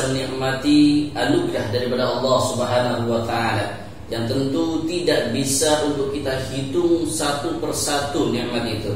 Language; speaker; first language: Indonesian; native; Indonesian